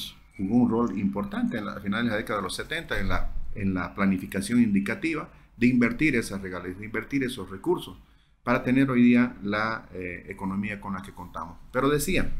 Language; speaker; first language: Spanish; native; Spanish